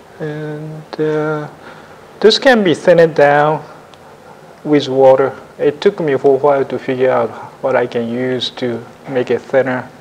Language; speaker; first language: English; non-native, fluent; Japanese